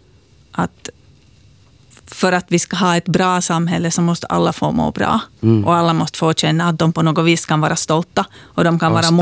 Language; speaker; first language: Swedish; native; Swedish